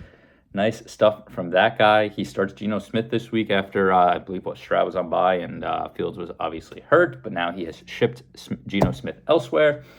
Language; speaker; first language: English; native; English